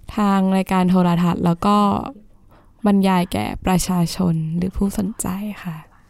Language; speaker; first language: Thai; native; Thai